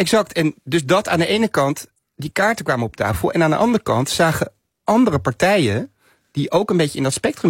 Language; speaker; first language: Dutch; native; Dutch